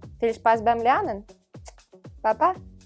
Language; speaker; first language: German; non-native, fluent; Ukrainian